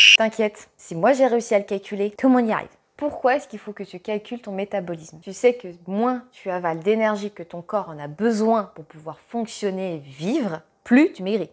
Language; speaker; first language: French; native; French